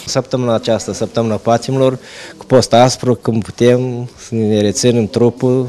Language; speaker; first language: Romanian; native; Romanian